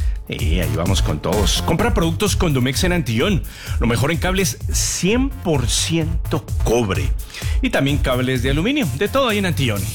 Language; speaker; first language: Spanish; native; Spanish